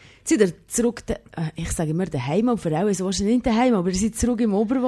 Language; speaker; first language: German; native; German